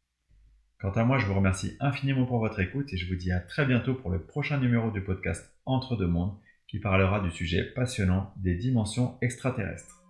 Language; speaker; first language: French; native; French